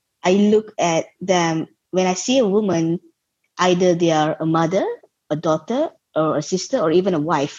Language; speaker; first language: English; non-native, local second language; Malay